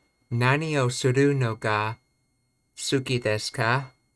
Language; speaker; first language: Japanese; non-native, learner; English